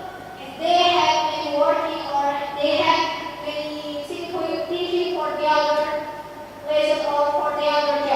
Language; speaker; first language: English; non-native, learner; Indonesian